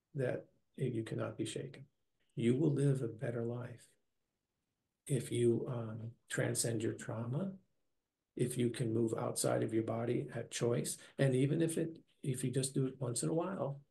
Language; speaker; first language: English; native; English